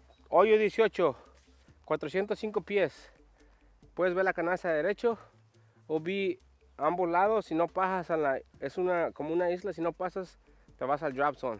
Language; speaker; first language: Spanish; early bilingual, heritage; Spanish